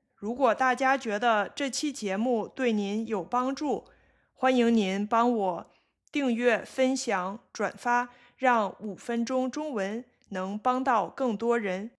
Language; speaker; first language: Chinese; native; Chinese